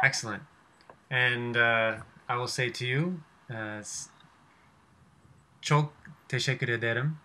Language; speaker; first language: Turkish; non-native, learner; English